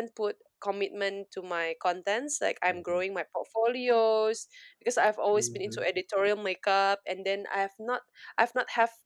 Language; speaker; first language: English; non-native, fluent; Indonesian